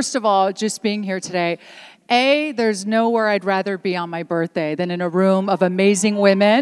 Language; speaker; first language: English; early bilingual, other home language; Italian